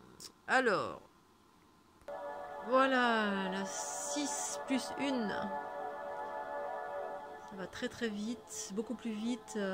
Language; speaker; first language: French; native; French